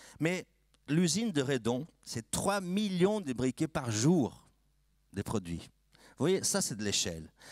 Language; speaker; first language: French; non-native, fluent; Portuguese